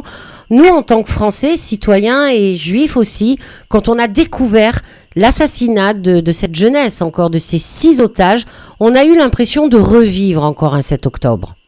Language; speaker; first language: French; native; French